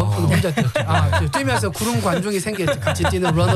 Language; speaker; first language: Korean; native; Korean